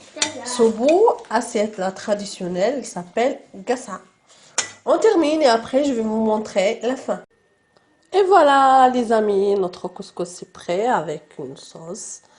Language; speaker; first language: French; non-native, local second language; Arabic